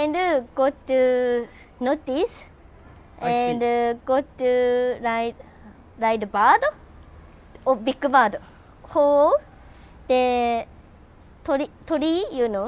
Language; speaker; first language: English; non-native, learner; Japanese